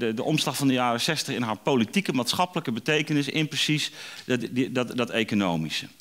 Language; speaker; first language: Dutch; native; Dutch